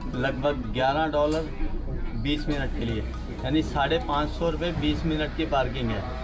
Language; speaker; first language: Hindi; native; Hindi